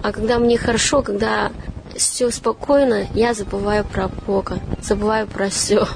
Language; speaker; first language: Russian; non-native, learner; Chinese